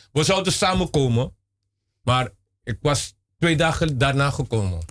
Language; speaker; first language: Dutch; non-native, local second language; Papiamento